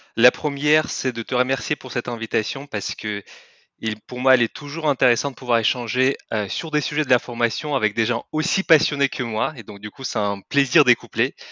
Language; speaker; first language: French; non-native, fluent; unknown